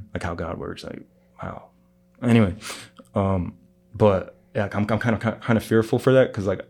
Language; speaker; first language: English; early bilingual, other home language; Greek